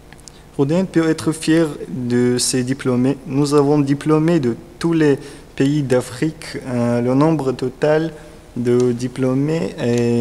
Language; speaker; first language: French; non-native, learner; Russian